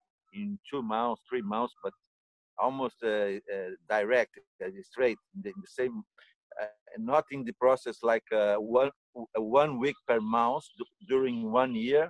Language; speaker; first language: English; non-native, learner; Portuguese